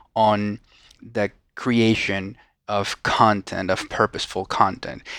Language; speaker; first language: English; non-native, fluent; Spanish